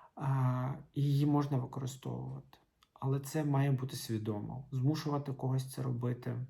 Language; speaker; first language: Ukrainian; native; Ukrainian